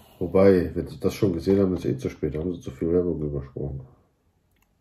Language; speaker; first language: German; native; German